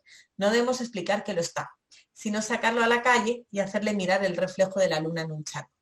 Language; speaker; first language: Spanish; native; Spanish